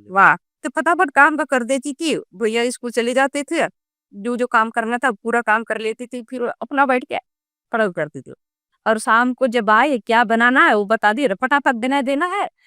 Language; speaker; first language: Hindi; non-native, local second language; Gondi